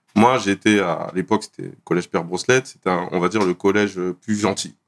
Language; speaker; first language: French; native; French